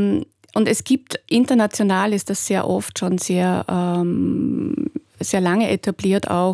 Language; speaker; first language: German; native; German